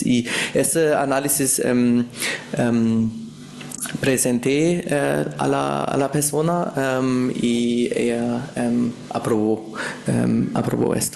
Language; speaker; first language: Spanish; non-native, fluent; German